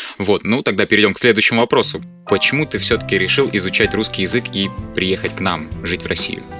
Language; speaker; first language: Russian; native; Russian